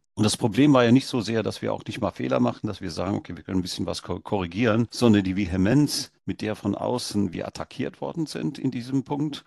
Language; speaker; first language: German; early bilingual, heritage; German